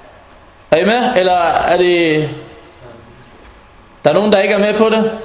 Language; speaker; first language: Danish; non-native, fluent; Arabic